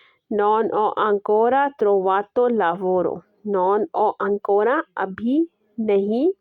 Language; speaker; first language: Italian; non-native, learner; Urdu